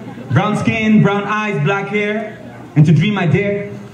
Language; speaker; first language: English; early bilingual, other home language; Spanish